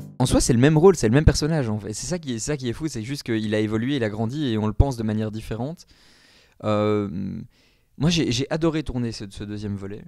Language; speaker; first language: French; native; French